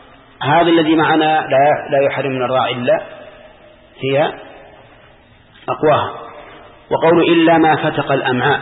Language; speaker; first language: Arabic; native; Arabic